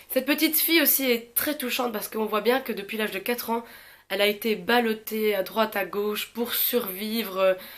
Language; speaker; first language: French; native; French